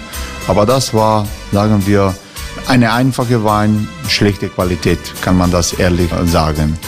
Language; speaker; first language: German; non-native, fluent; Croatian